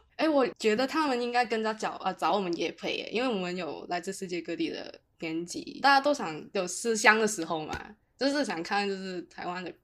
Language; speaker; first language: Chinese; non-native, local second language; Cantonese